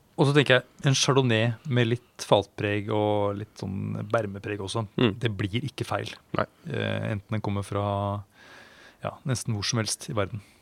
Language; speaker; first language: Norwegian; non-native, fluent; Swedish